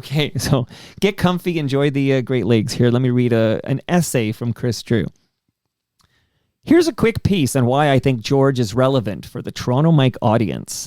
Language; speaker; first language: English; native; English